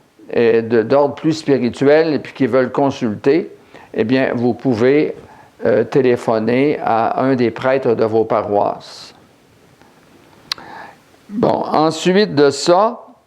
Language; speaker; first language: French; native; French